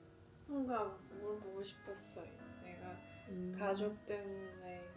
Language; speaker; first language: Korean; non-native, fluent; Chinese